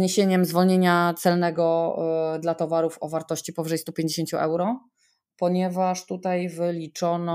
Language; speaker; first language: Polish; native; Polish